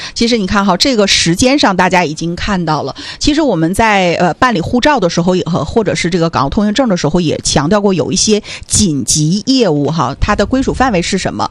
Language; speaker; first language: Chinese; native; Chinese